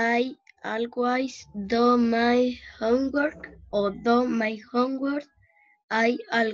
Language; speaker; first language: English; non-native, learner; Spanish